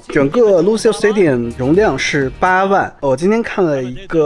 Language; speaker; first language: Chinese; native; Chinese